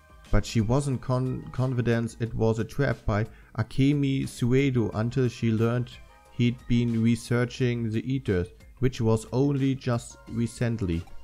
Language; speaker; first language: English; non-native, fluent; German